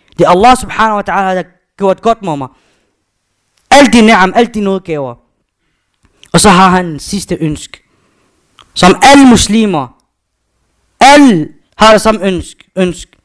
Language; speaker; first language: Danish; non-native, fluent; Arabic